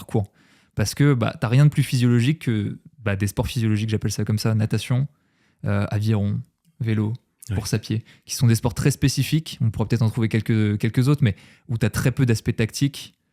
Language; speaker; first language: French; native; French